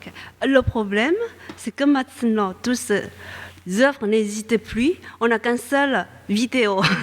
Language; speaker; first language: French; non-native, fluent; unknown